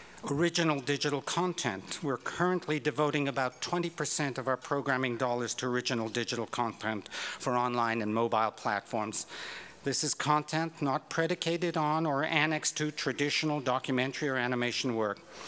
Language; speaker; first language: English; native; English